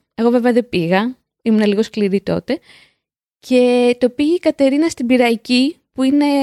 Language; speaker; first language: Greek; native; Greek